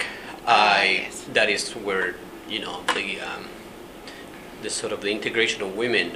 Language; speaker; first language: English; non-native, fluent; Spanish